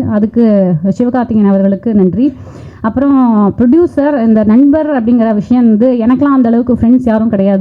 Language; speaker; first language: Tamil; native; Tamil